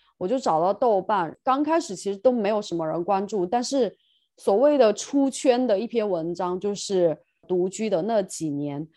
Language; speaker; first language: Chinese; native; Chinese